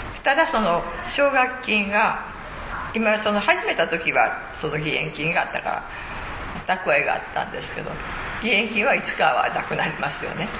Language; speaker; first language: Japanese; native; Japanese